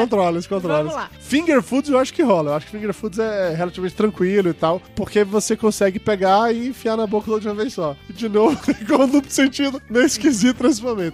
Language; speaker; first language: Portuguese; native; Portuguese